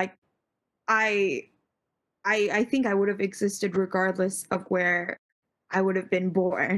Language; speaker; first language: English; early bilingual, other home language; Tamil